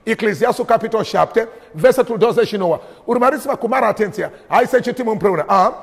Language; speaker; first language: Romanian; non-native, learner; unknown